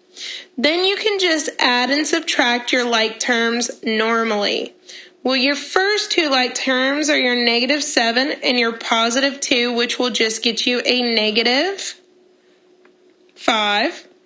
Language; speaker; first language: English; native; English